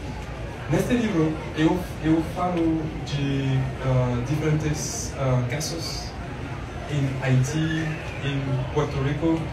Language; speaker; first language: Portuguese; non-native, learner; French